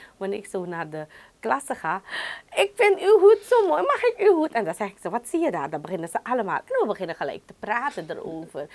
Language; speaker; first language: Dutch; non-native, local second language; Caribbean Hindustani